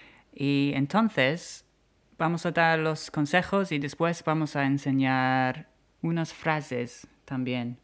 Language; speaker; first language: Spanish; non-native, fluent; English